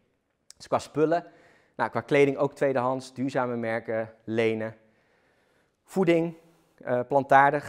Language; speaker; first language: Dutch; native; Dutch